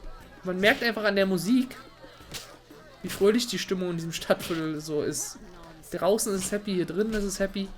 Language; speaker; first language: German; native; German